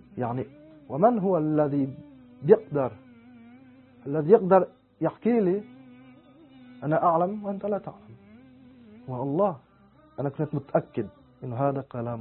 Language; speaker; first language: Arabic; non-native, fluent; French